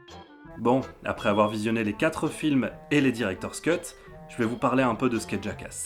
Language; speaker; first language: French; native; French